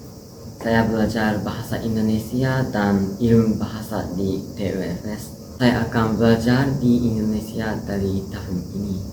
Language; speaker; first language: Indonesian; non-native, learner; Japanese